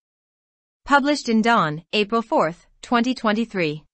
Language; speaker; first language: English; non-native, local second language; Urdu